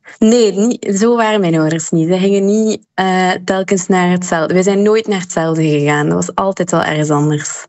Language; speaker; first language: Dutch; native; Dutch